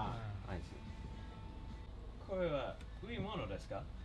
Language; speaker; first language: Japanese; non-native, learner; English